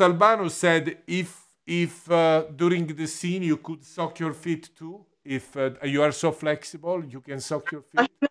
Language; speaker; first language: English; non-native, fluent; Italian